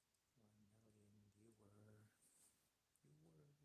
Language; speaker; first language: English; non-native, learner; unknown